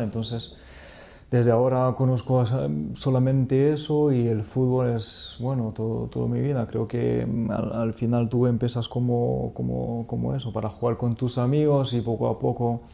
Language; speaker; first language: Spanish; non-native, fluent; French